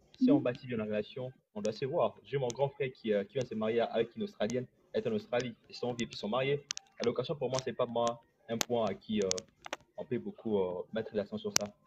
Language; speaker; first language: French; non-native, local second language; Lingala